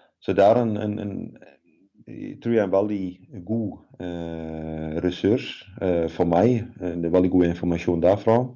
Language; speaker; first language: Norwegian; non-native, fluent; Dutch